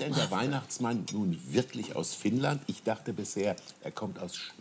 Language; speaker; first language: German; native; German